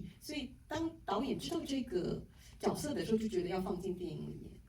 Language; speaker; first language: Chinese; native; Chinese